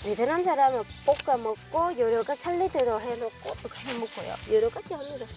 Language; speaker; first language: Korean; non-native, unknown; Vietnamese